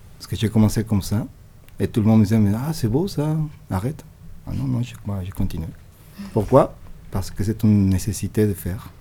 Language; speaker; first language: French; non-native, fluent; Spanish